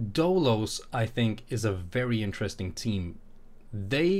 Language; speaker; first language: English; non-native, fluent; Swedish